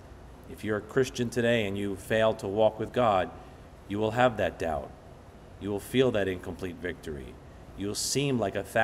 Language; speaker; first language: English; native; English